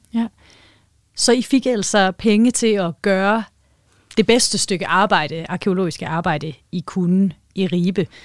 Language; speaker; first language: Danish; native; Danish